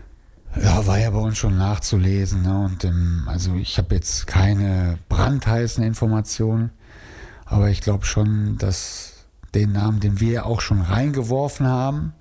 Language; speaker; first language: German; native; German